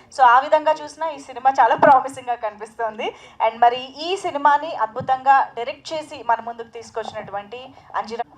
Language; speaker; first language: Telugu; native; Telugu